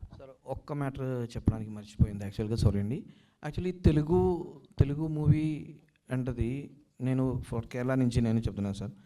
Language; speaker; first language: Telugu; non-native, learner; Malayalam